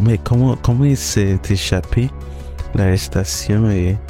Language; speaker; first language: French; non-native, learner; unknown